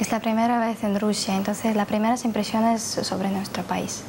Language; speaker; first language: Spanish; non-native, fluent; Russian